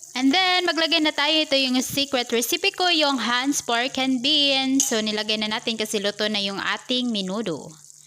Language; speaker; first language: Filipino; non-native, local second language; Cebuano